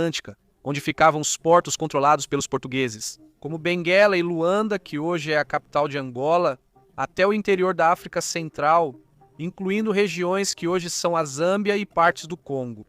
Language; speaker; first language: Portuguese; native; Portuguese